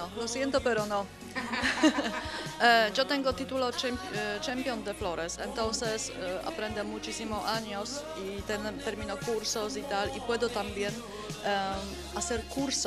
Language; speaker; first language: Spanish; non-native, learner; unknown